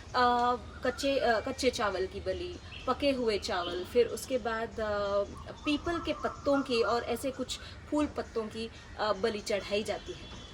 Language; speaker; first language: Hindi; non-native, local second language; Konkani